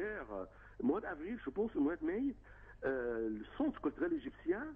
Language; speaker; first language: French; non-native, fluent; Arabic